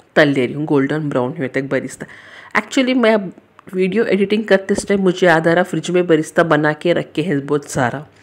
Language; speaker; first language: Hindi; native; Hindi